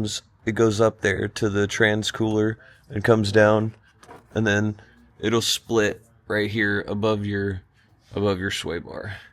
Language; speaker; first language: English; native; English